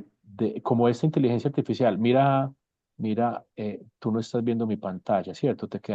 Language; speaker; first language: Spanish; native; Spanish